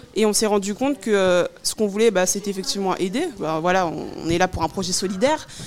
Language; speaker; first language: French; native; French